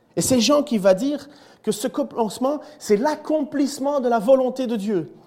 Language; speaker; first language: French; native; French